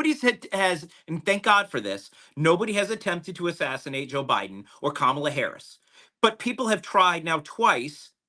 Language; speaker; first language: English; native; English